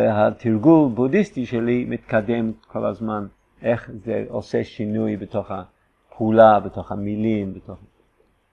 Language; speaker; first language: Hebrew; non-native, fluent; English